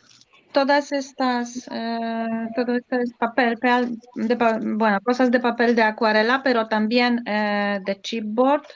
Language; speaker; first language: Spanish; non-native, learner; Polish